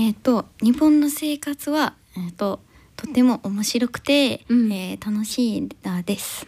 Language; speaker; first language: Japanese; non-native, learner; English